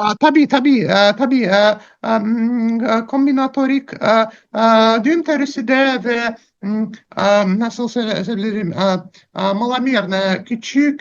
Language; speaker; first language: Turkish; non-native, learner; Russian